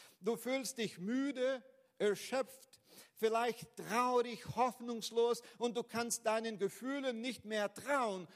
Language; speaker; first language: German; non-native, fluent; Portuguese